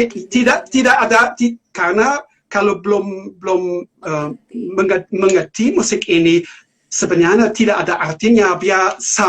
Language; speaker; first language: Indonesian; non-native, learner; German